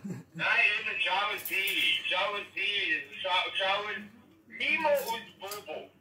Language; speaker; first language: German; non-native, learner; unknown